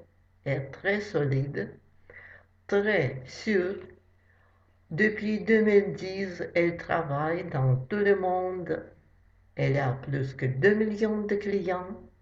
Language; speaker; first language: French; non-native, fluent; Russian